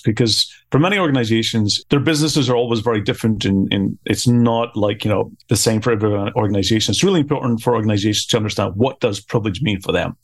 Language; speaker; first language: English; native; English